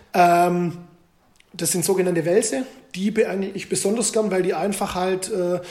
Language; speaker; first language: German; native; German